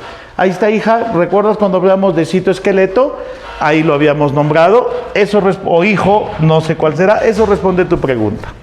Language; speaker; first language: Spanish; native; Spanish